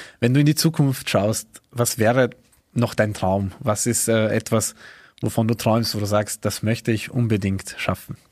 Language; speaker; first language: German; native; German